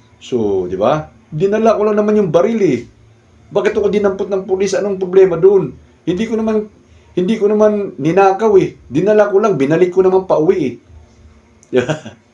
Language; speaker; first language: Filipino; non-native, local second language; Cebuano